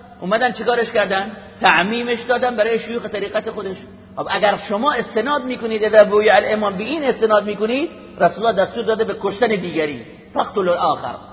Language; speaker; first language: Persian; native; Persian